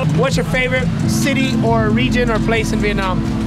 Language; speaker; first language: English; native; English